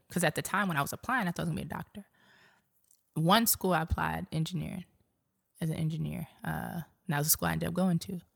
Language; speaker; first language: English; native; English